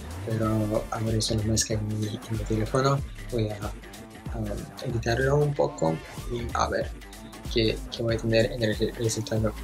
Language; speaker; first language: Spanish; non-native, fluent; Russian